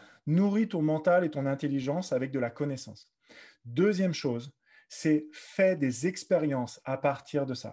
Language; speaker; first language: French; native; French